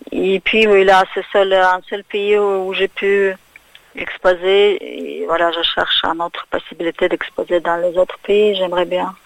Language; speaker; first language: French; non-native, fluent; Russian